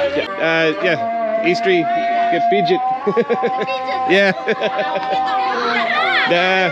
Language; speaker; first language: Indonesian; non-native, learner; English